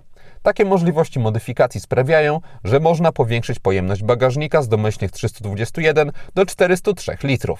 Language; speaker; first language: Polish; native; Polish